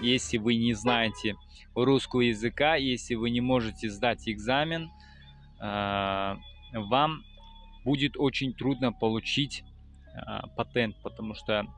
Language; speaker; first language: Russian; non-native, fluent; Tajik